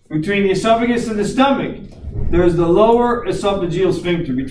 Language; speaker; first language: English; native; English